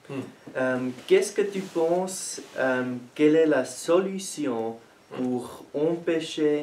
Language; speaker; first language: French; non-native, learner; German